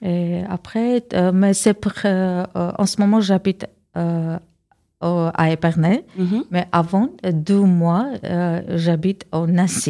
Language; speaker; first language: French; non-native, learner; Armenian